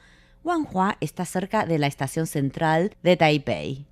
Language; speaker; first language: Spanish; non-native, fluent; Chinese